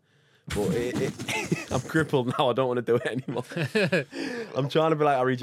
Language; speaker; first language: English; native; English